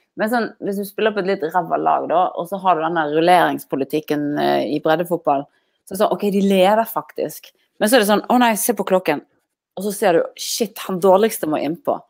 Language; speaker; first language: Norwegian; native; Norwegian